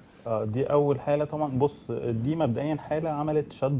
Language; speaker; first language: Arabic; native; Arabic